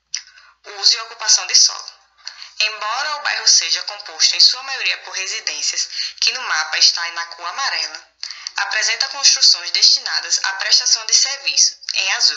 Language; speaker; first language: Portuguese; native; Portuguese